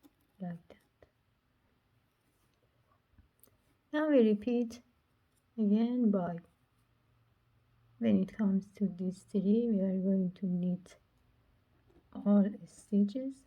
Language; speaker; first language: English; non-native, learner; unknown